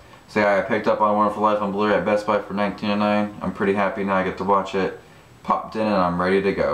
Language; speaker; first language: English; native; English